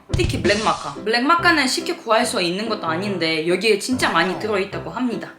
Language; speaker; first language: Korean; non-native, fluent; Russian